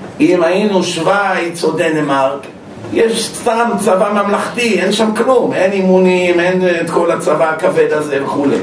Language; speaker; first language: Hebrew; native; Hebrew